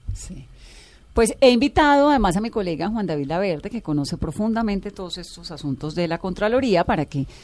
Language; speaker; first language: Spanish; native; Spanish